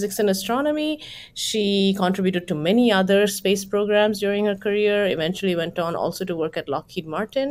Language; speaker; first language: English; non-native, local second language; Bangla